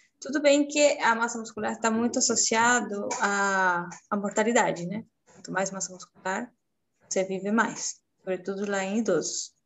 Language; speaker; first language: Portuguese; non-native, fluent; Spanish